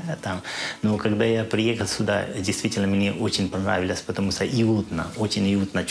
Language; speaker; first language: Russian; non-native, fluent; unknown